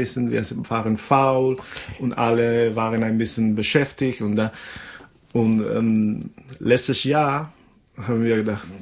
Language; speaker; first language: German; non-native, fluent; Spanish